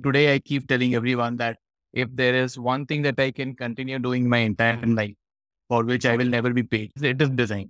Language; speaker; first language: English; non-native, local second language; Hindi